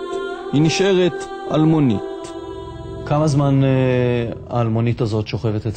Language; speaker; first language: Hebrew; native; Hebrew